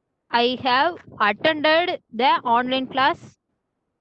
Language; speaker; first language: English; non-native, learner; Tamil